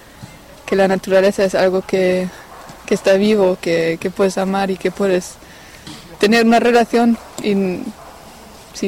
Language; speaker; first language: Spanish; non-native, fluent; French